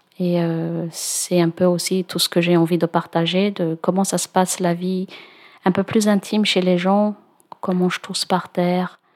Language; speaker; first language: French; non-native, local second language; Malagasy